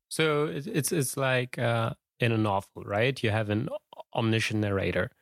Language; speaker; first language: English; non-native, fluent; German